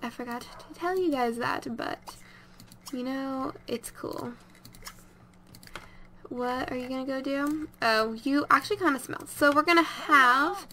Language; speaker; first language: English; native; English